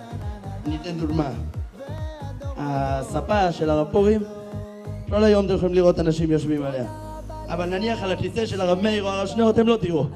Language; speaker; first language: Hebrew; native; Hebrew